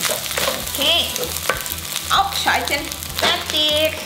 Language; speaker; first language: German; non-native, learner; Thai